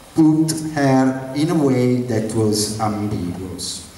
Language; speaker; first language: English; non-native, fluent; Italian